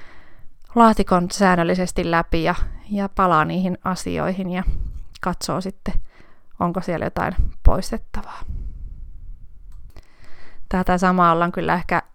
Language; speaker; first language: Finnish; native; Finnish